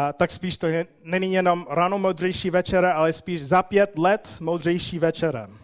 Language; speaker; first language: Czech; non-native, fluent; English